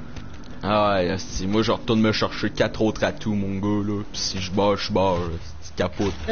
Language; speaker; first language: French; native; French